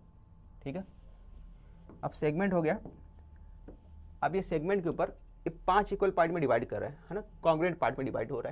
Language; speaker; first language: Hindi; native; Hindi